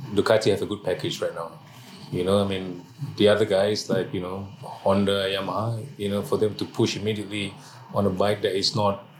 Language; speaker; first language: English; non-native, local second language; Malay